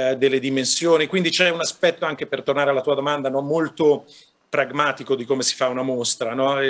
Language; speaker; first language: Italian; native; Italian